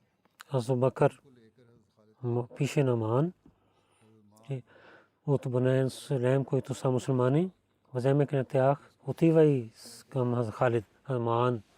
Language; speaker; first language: Bulgarian; non-native, learner; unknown